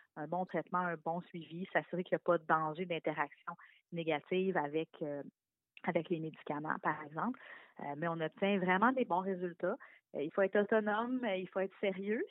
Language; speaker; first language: French; native; French